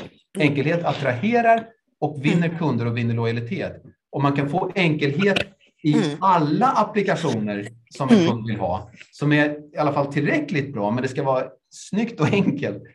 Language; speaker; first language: Swedish; native; Swedish